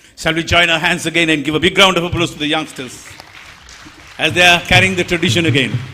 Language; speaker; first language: English; non-native, local second language; Tamil